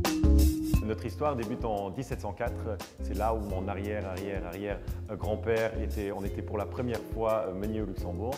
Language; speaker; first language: French; non-native, local second language; Luxembourgish